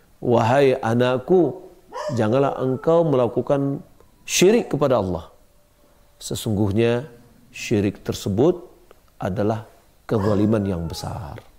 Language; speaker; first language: Malay; non-native, local second language; Minangkabau